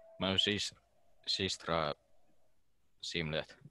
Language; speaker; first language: Russian; non-native, learner; Finnish